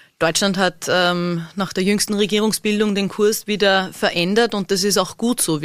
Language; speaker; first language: German; native; German